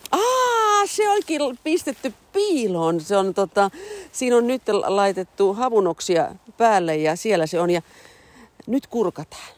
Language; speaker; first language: Finnish; native; Finnish